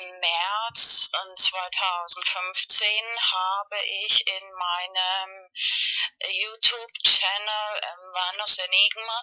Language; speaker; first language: German; non-native, fluent; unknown